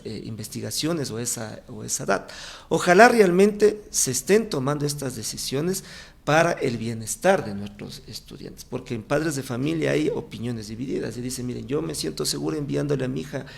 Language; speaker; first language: Spanish; native; Spanish